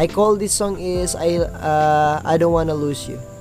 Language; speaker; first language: English; non-native, learner; Indonesian